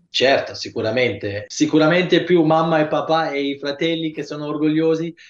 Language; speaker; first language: Italian; early bilingual, heritage; Italian